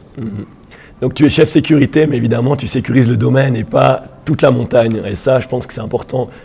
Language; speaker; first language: French; native; French